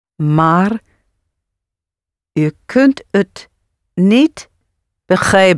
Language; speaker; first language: Dutch; non-native, learner; English